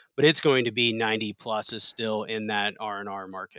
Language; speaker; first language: English; native; English